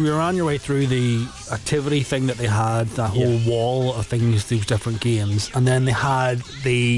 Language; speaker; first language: English; native; English